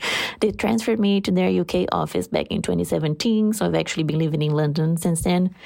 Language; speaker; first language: English; non-native, fluent; Portuguese